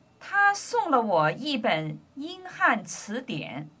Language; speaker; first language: Chinese; non-native, learner; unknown